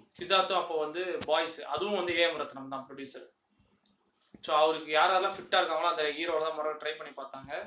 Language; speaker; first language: Tamil; native; Tamil